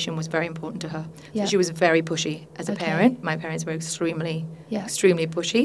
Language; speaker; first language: English; non-native, fluent; Spanish